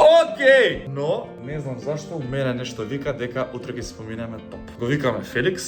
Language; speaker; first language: Macedonian; native; Macedonian